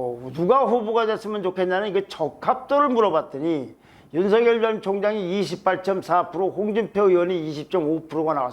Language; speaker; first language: Korean; native; Korean